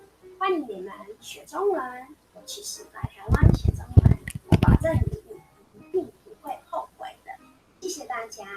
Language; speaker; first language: Chinese; non-native, fluent; Mongolian